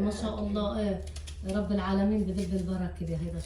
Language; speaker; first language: Arabic; native; Arabic